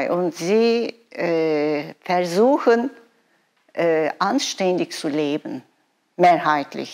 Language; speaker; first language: German; non-native, fluent; Turkish